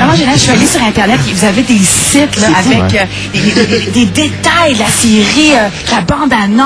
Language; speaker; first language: French; native; French